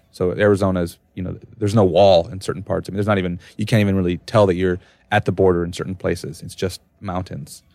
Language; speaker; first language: English; native; English